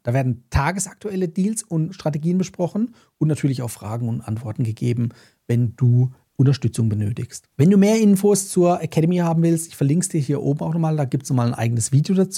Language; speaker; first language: German; native; German